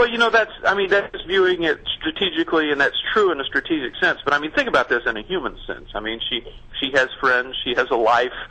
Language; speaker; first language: English; native; English